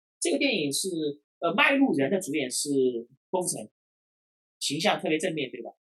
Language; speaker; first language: Chinese; non-native, local second language; Cantonese